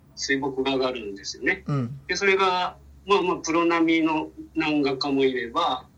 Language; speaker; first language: Japanese; native; Japanese